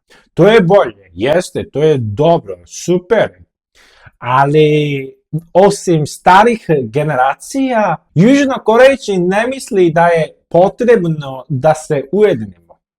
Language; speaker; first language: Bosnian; non-native, fluent; Korean